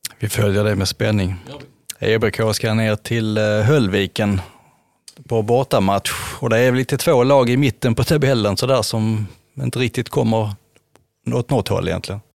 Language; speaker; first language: Swedish; native; Swedish